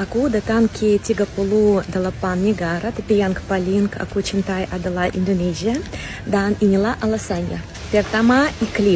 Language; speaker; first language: Indonesian; non-native, fluent; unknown